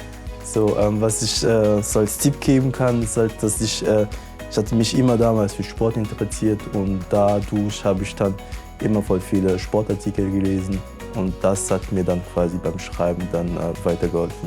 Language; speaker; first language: German; non-native, fluent; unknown